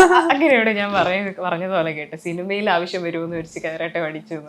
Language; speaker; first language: Malayalam; native; Malayalam